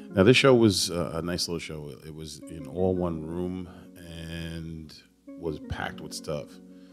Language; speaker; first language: English; native; English